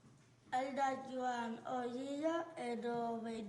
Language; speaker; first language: Basque; non-native, local second language; Spanish